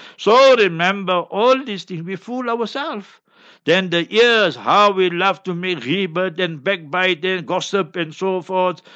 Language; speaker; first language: English; early bilingual, other home language; Hindi